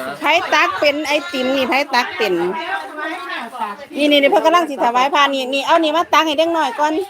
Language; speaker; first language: Thai; non-native, local second language; Lao